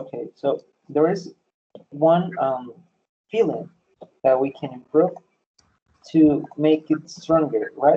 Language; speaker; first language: English; non-native, fluent; Spanish